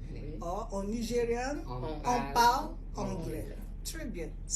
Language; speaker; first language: French; non-native, fluent; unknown